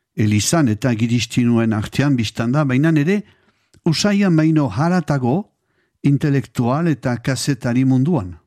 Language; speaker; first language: Basque; native; Basque